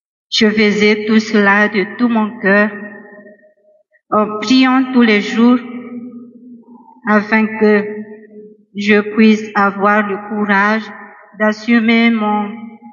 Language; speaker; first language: French; non-native, local second language; Malagasy